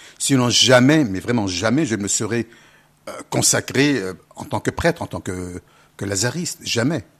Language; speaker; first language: French; non-native, local second language; Arabic